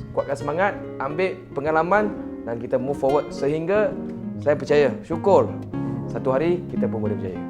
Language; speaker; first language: Malay; non-native, local second language; Chinese